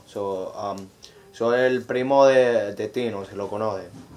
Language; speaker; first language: Spanish; early bilingual, heritage; Spanish